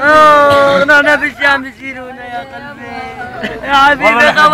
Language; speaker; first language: Arabic; native; Arabic